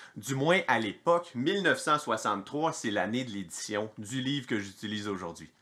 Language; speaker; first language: French; native; French